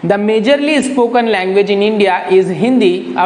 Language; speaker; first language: English; non-native, local second language; Marathi